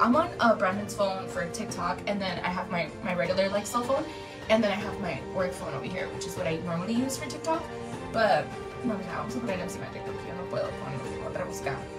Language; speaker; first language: English; early bilingual, other home language; Spanish